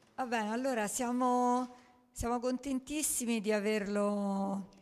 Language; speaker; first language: Italian; native; Italian